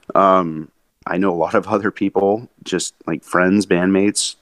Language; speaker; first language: English; native; English